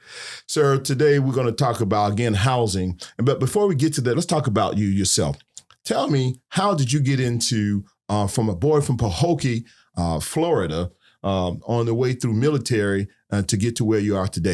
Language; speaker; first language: English; native; English